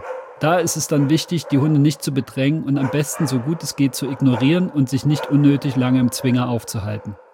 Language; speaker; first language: German; native; German